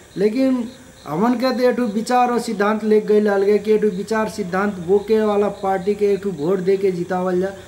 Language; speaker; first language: Bhojpuri; non-native, local second language; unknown